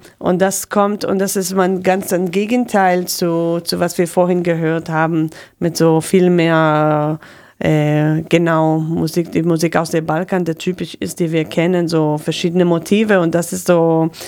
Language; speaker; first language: German; non-native, fluent; Hebrew